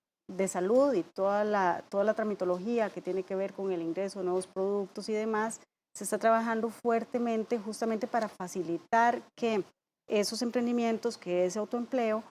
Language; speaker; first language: Spanish; native; Spanish